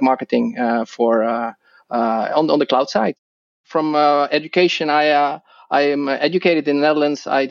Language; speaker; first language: English; non-native, fluent; Dutch